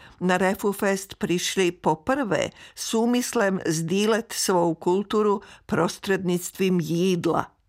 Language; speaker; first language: Czech; native; Czech